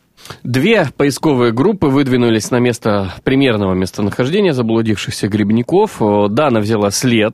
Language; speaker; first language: Russian; native; Russian